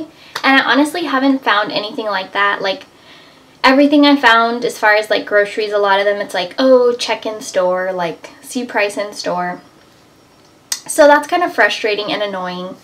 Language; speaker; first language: English; native; English